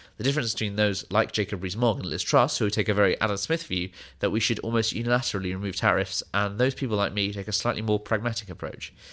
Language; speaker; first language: English; native; English